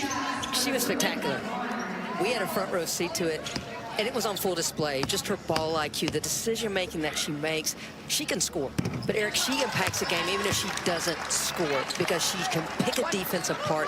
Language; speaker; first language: English; native; English